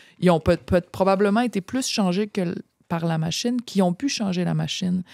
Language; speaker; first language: French; native; French